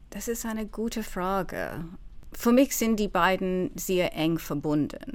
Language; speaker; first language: German; non-native, fluent; English